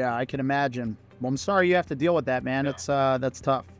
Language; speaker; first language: English; native; English